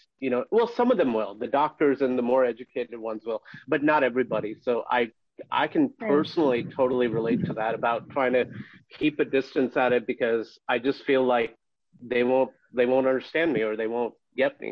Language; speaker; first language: English; native; English